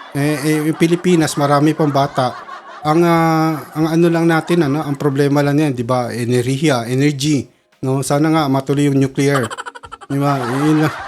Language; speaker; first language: Filipino; early bilingual, heritage; Filipino